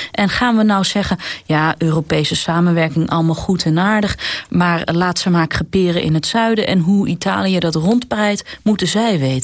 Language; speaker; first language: Dutch; native; Dutch